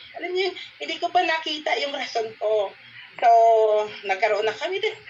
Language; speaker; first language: Filipino; non-native, local second language; Cebuano